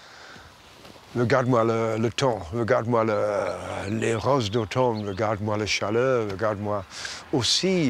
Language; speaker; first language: French; non-native, fluent; English